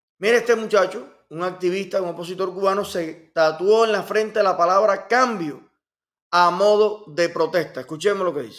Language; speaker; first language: Spanish; native; Spanish